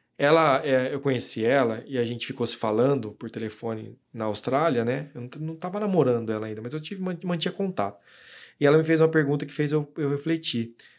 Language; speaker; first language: Portuguese; native; Portuguese